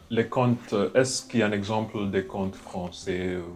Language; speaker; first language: French; non-native, fluent; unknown